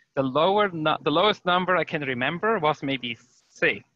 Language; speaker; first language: English; non-native, fluent; German